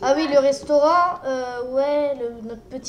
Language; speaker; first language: French; native; French